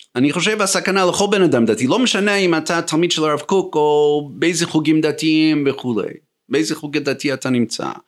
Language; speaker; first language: Hebrew; non-native, fluent; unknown